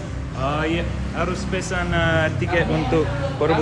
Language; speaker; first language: Indonesian; non-native, learner; English